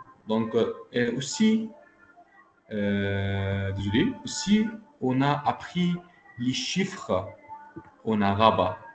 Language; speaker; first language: French; non-native, local second language; Arabic